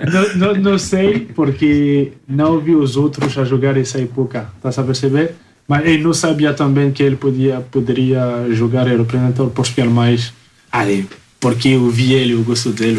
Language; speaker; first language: Portuguese; early bilingual, heritage; Portuguese